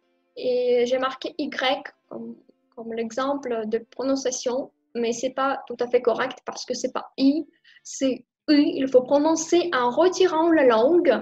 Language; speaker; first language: French; non-native, fluent; Russian